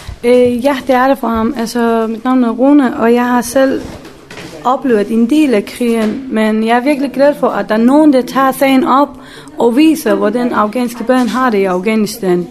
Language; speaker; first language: Danish; early bilingual, other home language; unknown